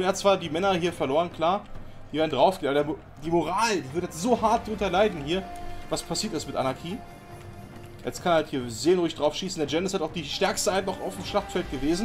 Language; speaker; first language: German; native; German